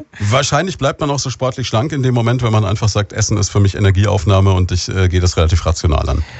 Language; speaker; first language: German; native; German